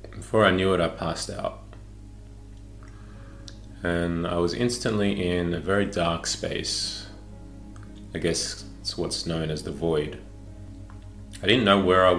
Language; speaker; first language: English; native; English